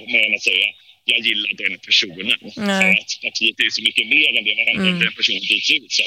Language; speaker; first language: Swedish; native; Swedish